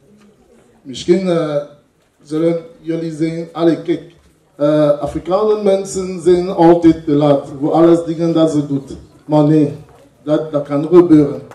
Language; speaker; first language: Dutch; non-native, learner; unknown